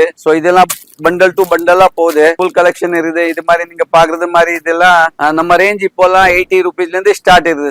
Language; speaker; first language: Tamil; non-native, fluent; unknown